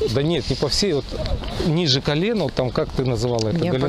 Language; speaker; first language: Russian; native; Russian